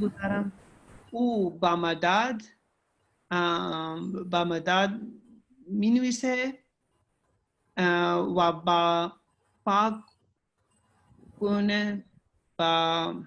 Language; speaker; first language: Persian; non-native, learner; Urdu